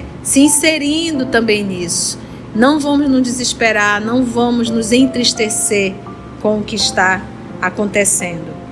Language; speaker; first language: Portuguese; native; Portuguese